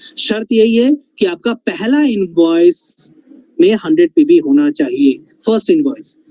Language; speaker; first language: Hindi; non-native, local second language; Bangla